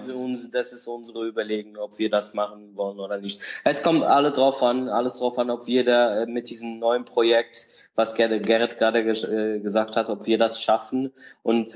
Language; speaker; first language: German; non-native, learner; Portuguese